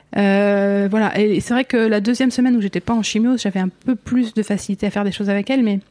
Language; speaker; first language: French; native; French